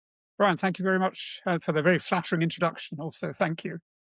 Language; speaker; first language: English; native; English